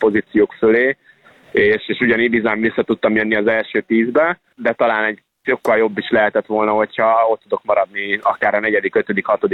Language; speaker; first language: Hungarian; native; Hungarian